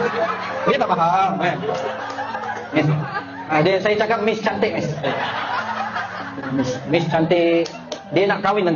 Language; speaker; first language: Malay; native; Malay